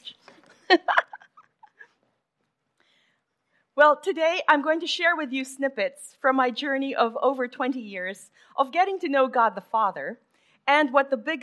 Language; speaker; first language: English; non-native, local second language; Filipino